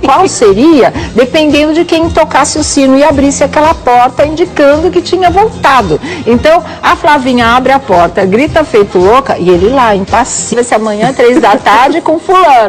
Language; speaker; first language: Portuguese; native; Portuguese